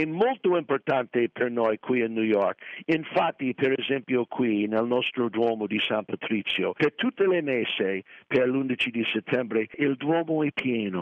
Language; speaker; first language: Italian; non-native, fluent; English